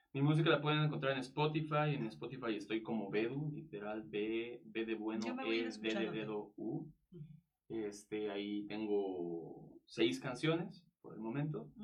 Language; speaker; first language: Spanish; native; Spanish